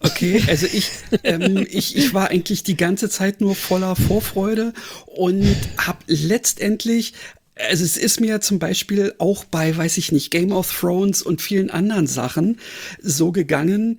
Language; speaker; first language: German; native; German